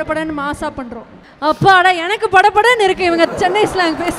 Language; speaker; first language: Tamil; native; Tamil